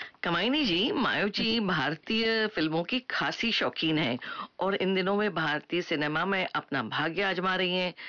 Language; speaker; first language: Hindi; native; Hindi